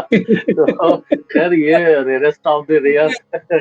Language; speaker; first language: Hindi; native; Hindi